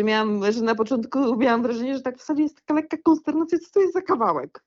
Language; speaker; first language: Polish; native; Polish